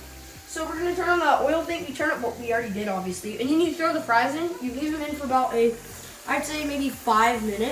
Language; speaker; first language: English; native; English